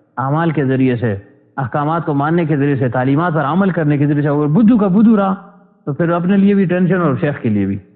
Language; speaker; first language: Urdu; non-native, local second language; Pashto